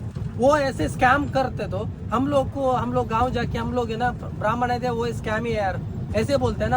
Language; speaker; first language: Hindi; non-native, local second language; Kannada